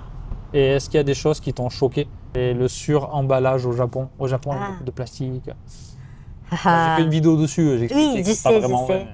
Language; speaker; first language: French; native; French